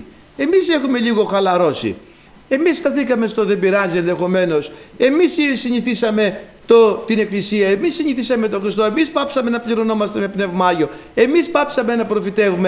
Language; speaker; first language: Greek; native; Greek